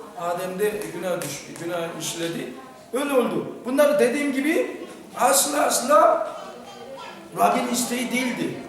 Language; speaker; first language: Turkish; non-native, fluent; Korean